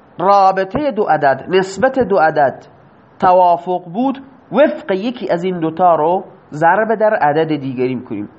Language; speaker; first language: Persian; non-native, local second language; Baluchi